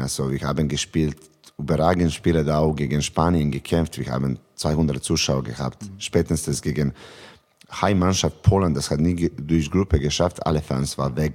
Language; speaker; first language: German; non-native, fluent; Serbian